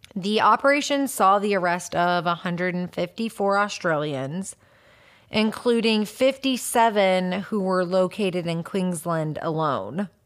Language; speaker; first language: English; native; English